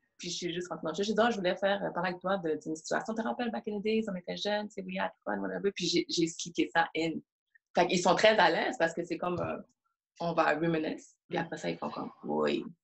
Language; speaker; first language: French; early bilingual, other home language; Haitian Creole